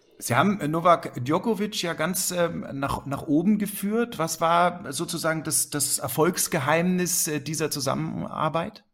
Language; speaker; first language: German; native; German